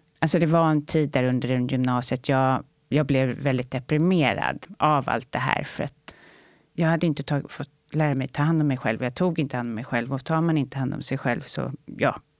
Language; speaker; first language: Swedish; native; Swedish